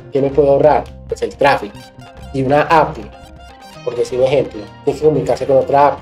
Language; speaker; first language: Spanish; native; Spanish